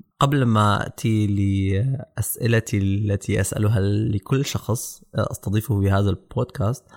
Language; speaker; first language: Arabic; native; Arabic